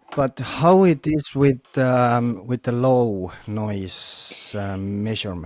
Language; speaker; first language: English; non-native, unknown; Estonian